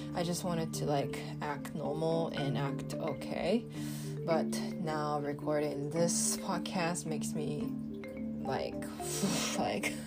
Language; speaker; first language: English; non-native, fluent; Japanese